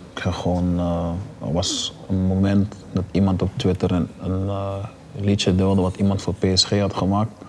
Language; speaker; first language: Dutch; native; Dutch